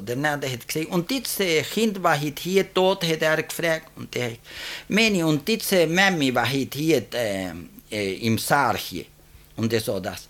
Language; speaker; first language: German; early bilingual, heritage; German